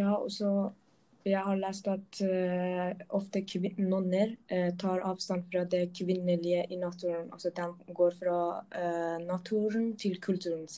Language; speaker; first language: Norwegian; non-native, local second language; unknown